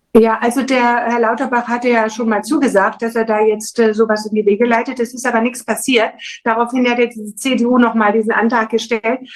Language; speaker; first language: German; native; German